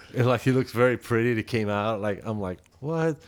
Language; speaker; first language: English; non-native, fluent; Dutch